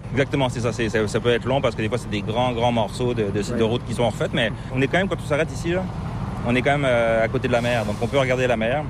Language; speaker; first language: French; native; French